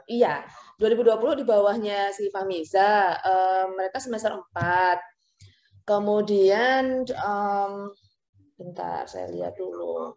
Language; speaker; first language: Indonesian; native; Indonesian